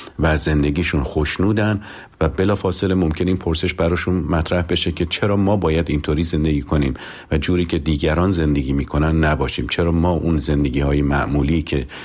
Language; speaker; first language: Persian; native; Persian